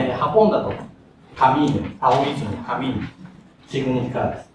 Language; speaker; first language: Spanish; non-native, learner; Japanese